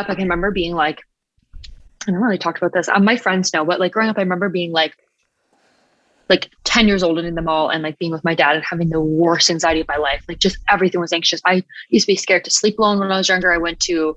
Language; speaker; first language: English; native; English